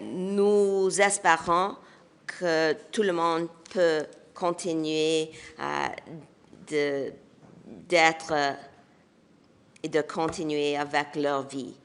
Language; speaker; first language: French; non-native, local second language; English